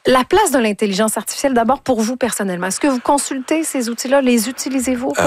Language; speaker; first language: French; native; French